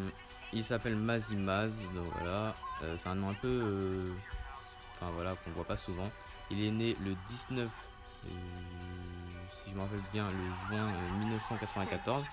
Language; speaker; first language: French; native; French